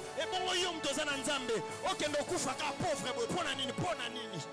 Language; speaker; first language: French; non-native, local second language; Lingala